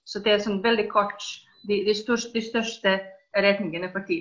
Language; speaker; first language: Swedish; non-native, fluent; Icelandic